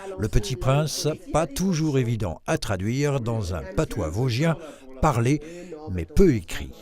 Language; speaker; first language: French; native; French